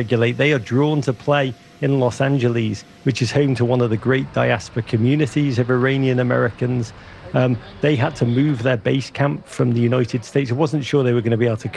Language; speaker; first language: English; native; English